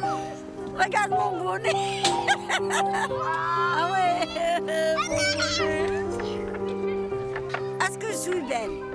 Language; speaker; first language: French; non-native, local second language; Arabic